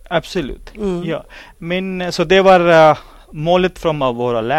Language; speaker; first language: Swedish; non-native, learner; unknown